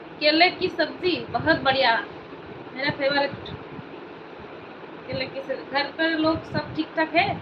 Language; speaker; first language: Hindi; non-native, local second language; Bangla